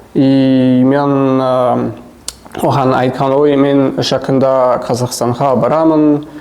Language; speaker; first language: Kazakh; non-native, learner; Swiss German